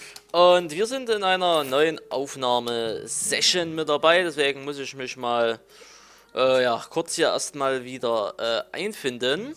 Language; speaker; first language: German; native; German